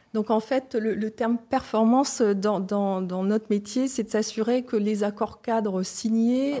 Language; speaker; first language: French; native; French